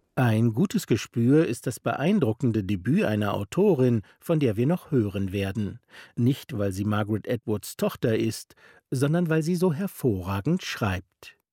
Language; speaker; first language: German; native; German